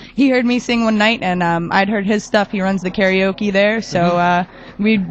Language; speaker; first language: English; native; English